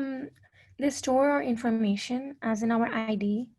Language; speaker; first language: English; non-native, fluent; Thai